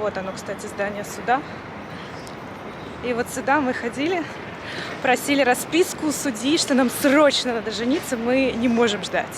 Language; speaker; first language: Russian; native; Russian